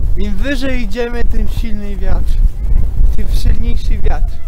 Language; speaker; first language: Polish; non-native, learner; Russian